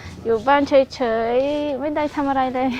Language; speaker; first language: Thai; early bilingual, heritage; Thai